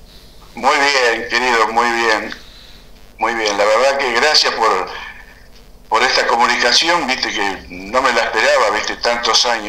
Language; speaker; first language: Spanish; native; Spanish